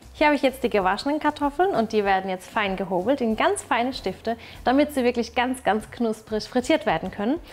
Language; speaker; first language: German; early bilingual, other home language; Turkish